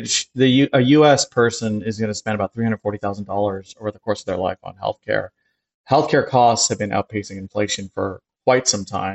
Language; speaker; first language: English; native; English